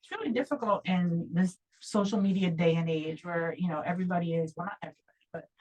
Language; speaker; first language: English; native; English